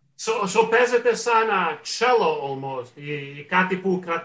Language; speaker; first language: Greek; early bilingual, heritage; Greek